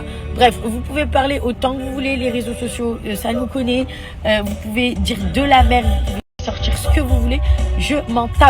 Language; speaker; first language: French; native; French